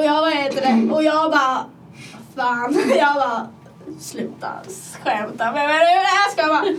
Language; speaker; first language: Swedish; early bilingual, other home language; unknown